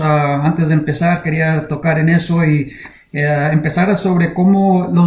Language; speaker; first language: Spanish; early bilingual, heritage; Spanish